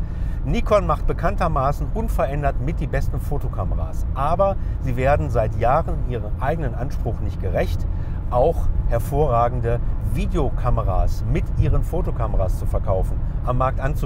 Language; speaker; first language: German; native; German